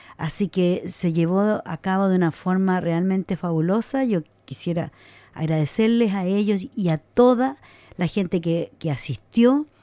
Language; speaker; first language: Spanish; native; Spanish